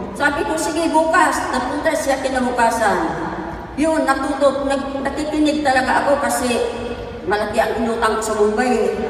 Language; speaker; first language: Filipino; non-native, local second language; Cebuano